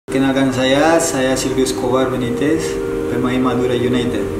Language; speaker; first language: Indonesian; non-native, fluent; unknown